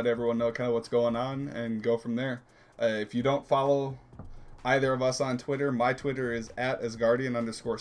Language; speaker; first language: English; native; English